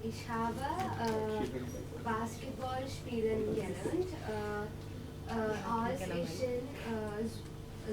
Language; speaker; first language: German; non-native, learner; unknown